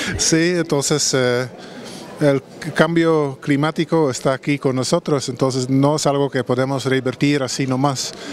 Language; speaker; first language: Spanish; non-native, fluent; Dutch